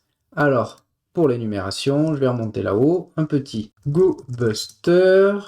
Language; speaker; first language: French; native; French